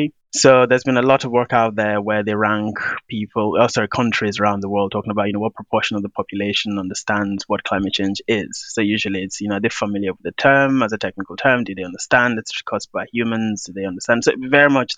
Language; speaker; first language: English; non-native, local second language; Yoruba